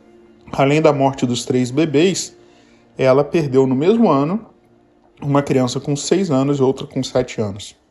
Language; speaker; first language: Portuguese; native; Portuguese